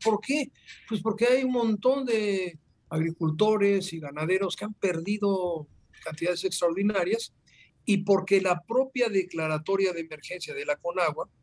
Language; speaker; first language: Spanish; native; Spanish